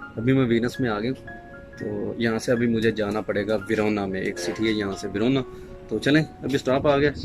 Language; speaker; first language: Urdu; non-native, local second language; Punjabi